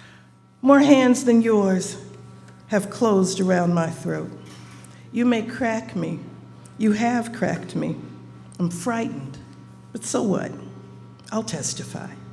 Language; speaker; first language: English; native; English